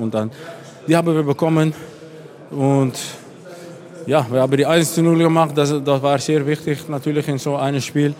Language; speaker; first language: German; non-native, fluent; Dutch